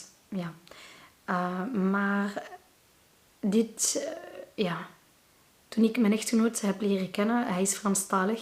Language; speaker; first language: Dutch; non-native, local second language; Arabic